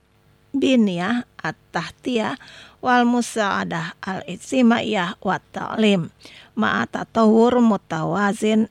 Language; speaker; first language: Arabic; non-native, fluent; Indonesian